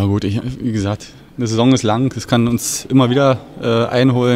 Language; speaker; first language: German; native; German